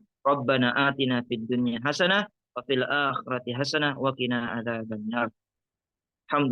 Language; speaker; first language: Arabic; non-native, fluent; Indonesian